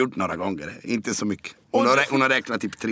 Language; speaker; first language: Swedish; non-native, fluent; Italian